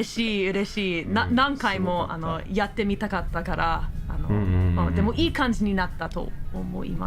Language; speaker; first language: Japanese; non-native, learner; English